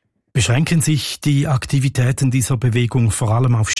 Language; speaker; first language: German; native; German